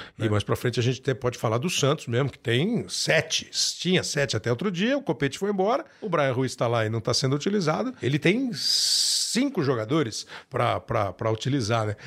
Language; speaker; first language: Portuguese; native; Portuguese